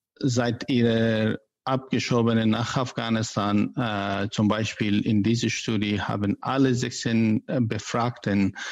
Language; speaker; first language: German; non-native, learner; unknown